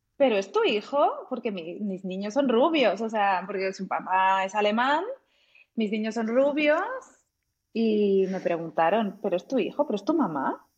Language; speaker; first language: Spanish; native; Spanish